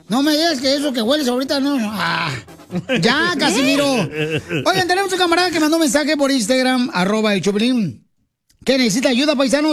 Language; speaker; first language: Spanish; native; Spanish